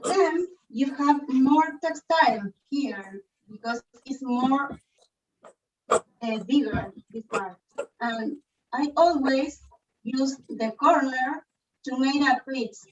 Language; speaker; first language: English; non-native, learner; Spanish